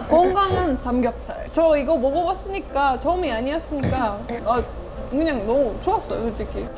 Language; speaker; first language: Korean; non-native, fluent; Estonian